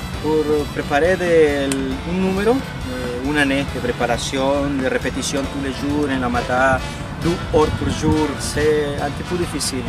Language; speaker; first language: French; non-native, learner; Spanish